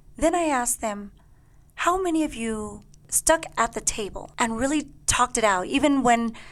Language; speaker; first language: English; native; English